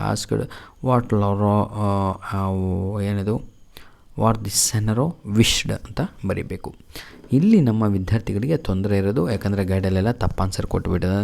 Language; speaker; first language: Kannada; native; Kannada